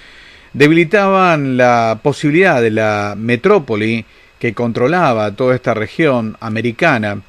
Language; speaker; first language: Spanish; native; Spanish